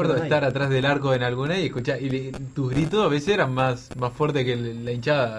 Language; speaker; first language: Spanish; native; Spanish